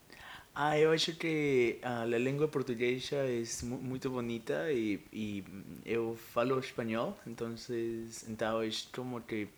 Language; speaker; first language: Portuguese; non-native, fluent; Spanish